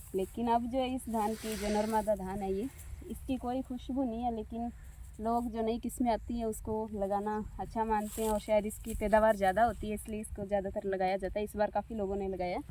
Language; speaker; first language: Hindi; native; Hindi